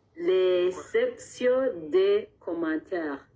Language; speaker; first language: French; non-native, learner; Kinyarwanda